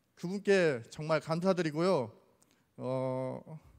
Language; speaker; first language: Korean; native; Korean